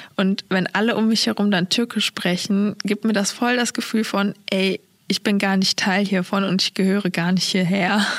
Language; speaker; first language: German; early bilingual, other home language; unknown